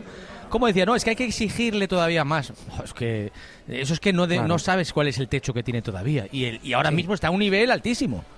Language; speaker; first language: Spanish; native; Spanish